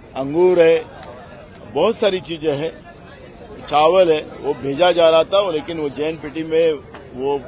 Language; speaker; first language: Hindi; non-native, local second language; Marathi